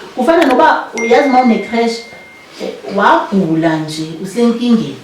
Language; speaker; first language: Zulu; non-native, local second language; Xhosa